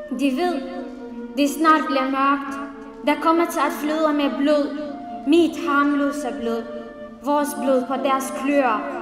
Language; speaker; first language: Danish; non-native, fluent; Central Kurdish